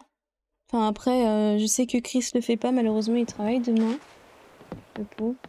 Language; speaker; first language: French; native; French